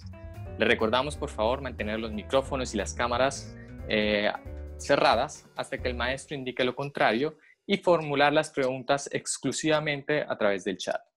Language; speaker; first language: Spanish; native; Spanish